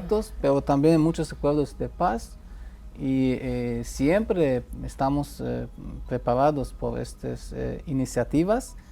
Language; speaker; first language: Spanish; non-native, fluent; Hebrew